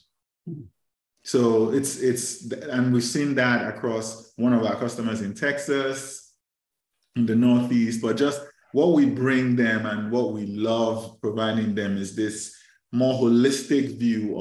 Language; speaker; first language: English; non-native, local second language; Yoruba